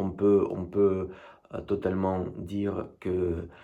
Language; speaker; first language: French; non-native, learner; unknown